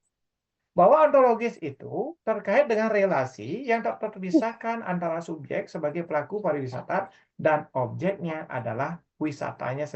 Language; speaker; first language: Indonesian; non-native, local second language; Balinese